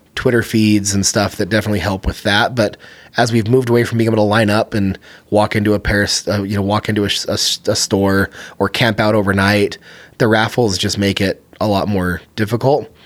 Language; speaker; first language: English; native; English